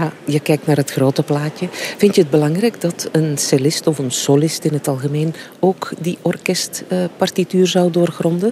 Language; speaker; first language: Dutch; native; Dutch